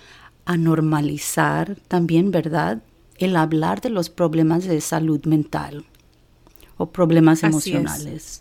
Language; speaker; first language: Spanish; early bilingual, heritage; Spanish